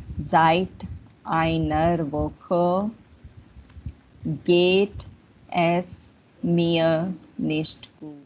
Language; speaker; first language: German; non-native, fluent; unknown